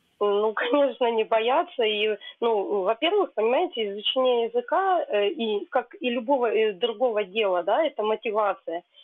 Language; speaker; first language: Russian; native; Russian